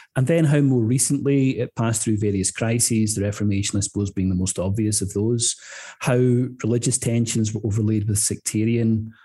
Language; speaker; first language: English; native; English